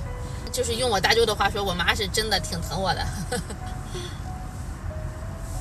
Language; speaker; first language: Chinese; native; Chinese